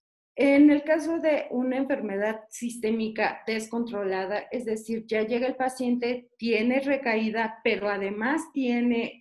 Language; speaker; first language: Spanish; native; Spanish